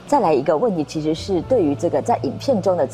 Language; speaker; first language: Chinese; native; Chinese